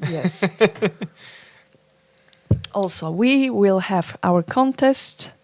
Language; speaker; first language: English; non-native, fluent; Polish